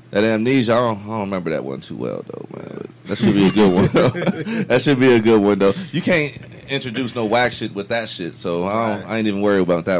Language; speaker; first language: English; native; English